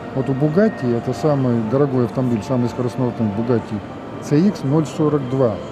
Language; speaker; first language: Russian; native; Russian